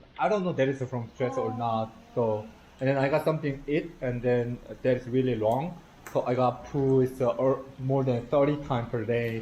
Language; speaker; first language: English; non-native, learner; Korean